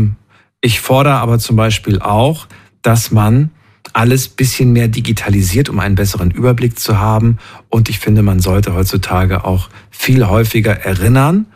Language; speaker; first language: German; native; German